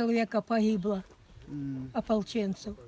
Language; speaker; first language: Russian; native; Russian